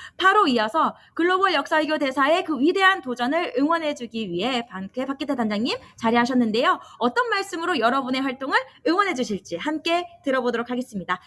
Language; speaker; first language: Korean; native; Korean